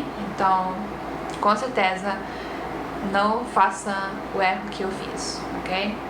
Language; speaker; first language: Portuguese; non-native, fluent; Estonian